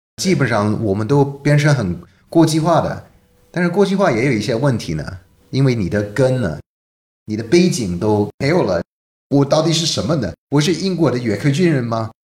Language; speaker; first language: Chinese; non-native, fluent; English